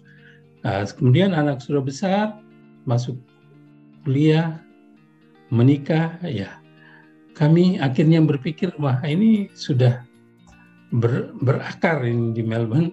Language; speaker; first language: Indonesian; non-native, local second language; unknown